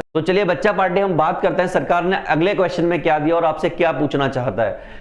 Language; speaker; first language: Hindi; native; Hindi